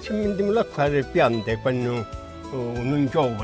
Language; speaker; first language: Italian; native; Italian